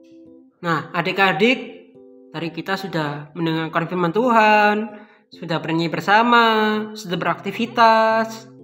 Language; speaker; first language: Indonesian; native; Indonesian